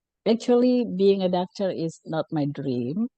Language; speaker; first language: English; non-native, learner; Indonesian